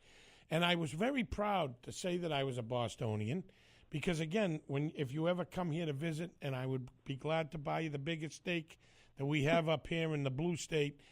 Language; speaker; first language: English; native; English